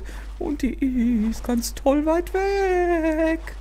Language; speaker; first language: German; native; German